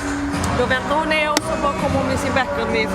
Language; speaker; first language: Swedish; native; Swedish